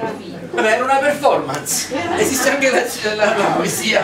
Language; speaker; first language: Italian; native; Italian